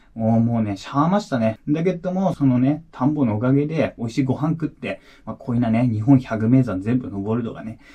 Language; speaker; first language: Japanese; native; Japanese